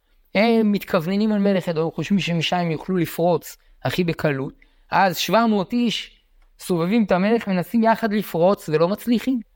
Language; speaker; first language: Hebrew; native; Hebrew